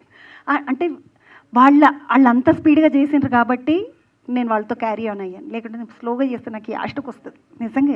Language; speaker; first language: Telugu; native; Telugu